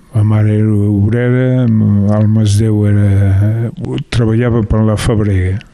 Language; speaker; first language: Catalan; native; Catalan